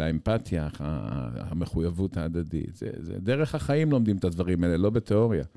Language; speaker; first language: Hebrew; native; Hebrew